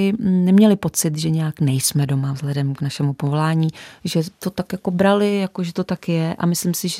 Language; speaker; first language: Czech; native; Czech